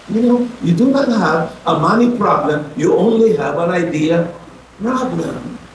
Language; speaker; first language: English; non-native, local second language; Filipino